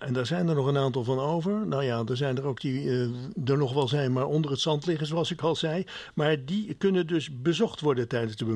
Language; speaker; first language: Dutch; native; Dutch